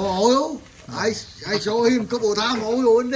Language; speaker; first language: English; non-native, learner; Vietnamese